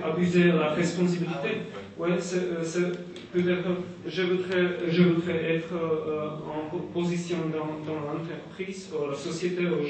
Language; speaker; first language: French; non-native, learner; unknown